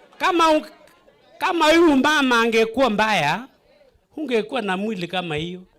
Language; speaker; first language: Swahili; non-native, local second language; Kalenjin